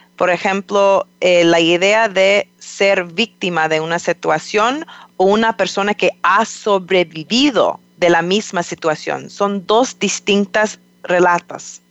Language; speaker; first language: Spanish; non-native, fluent; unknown